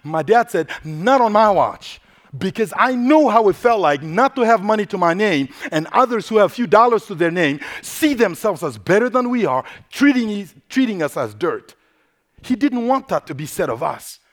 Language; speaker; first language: English; non-native, fluent; Sango